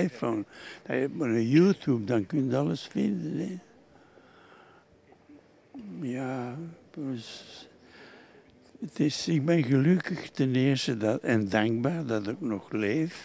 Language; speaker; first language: Dutch; non-native, local second language; French